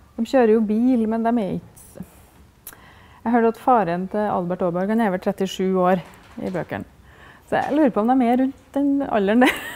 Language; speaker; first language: Norwegian; native; Norwegian